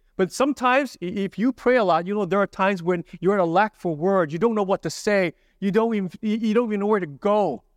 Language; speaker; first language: English; native; English